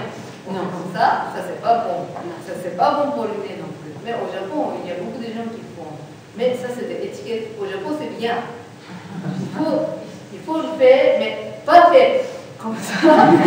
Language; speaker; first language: French; non-native, learner; Japanese